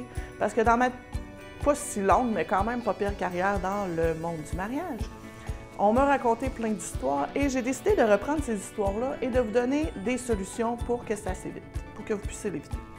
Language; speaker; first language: French; native; French